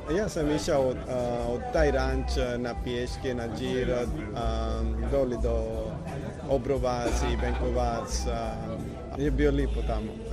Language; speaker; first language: Croatian; non-native, learner; Punjabi